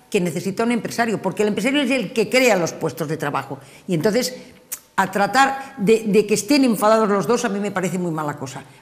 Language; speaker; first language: Spanish; native; Spanish